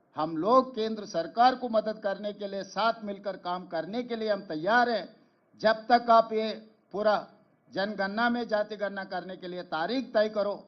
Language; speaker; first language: Hindi; non-native, local second language; Telugu